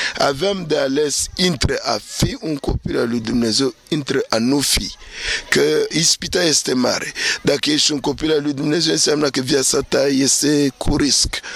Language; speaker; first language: Romanian; non-native, fluent; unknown